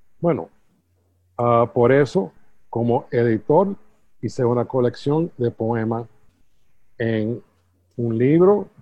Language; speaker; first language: Spanish; early bilingual, heritage; English